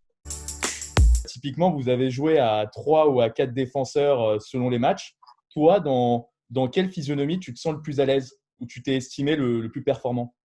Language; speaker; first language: French; native; French